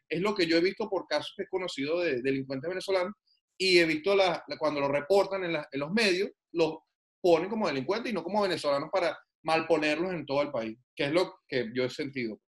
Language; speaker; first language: Spanish; native; Spanish